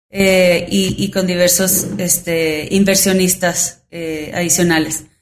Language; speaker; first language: Spanish; native; Spanish